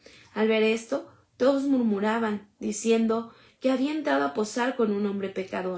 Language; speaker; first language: Spanish; native; Spanish